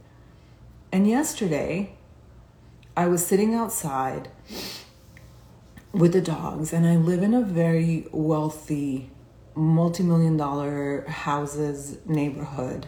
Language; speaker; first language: English; native; English